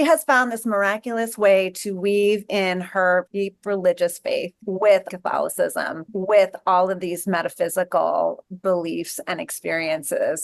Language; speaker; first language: English; native; English